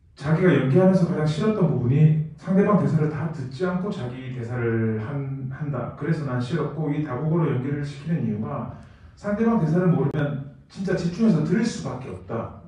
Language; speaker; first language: Korean; native; Korean